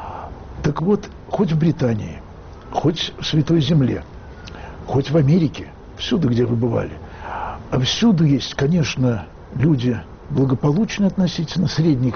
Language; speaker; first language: Russian; native; Russian